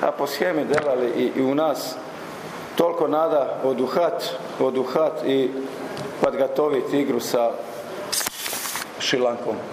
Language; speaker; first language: Russian; non-native, learner; Croatian